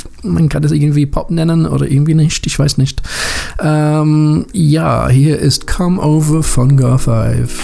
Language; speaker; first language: German; non-native, learner; English